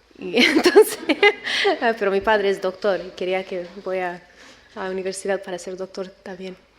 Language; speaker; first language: Spanish; non-native, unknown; Romanian